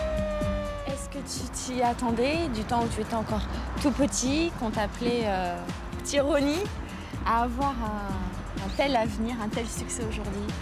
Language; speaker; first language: French; native; French